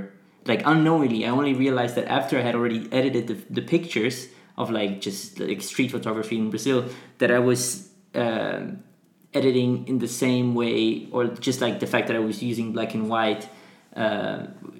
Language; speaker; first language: English; non-native, fluent; Portuguese